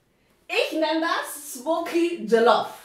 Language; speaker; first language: German; non-native, fluent; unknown